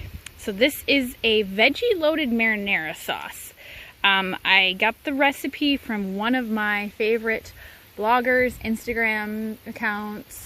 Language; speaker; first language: English; native; English